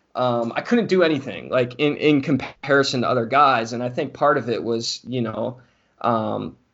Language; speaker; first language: English; native; English